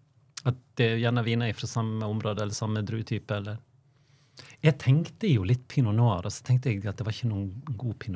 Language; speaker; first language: Norwegian; native; Norwegian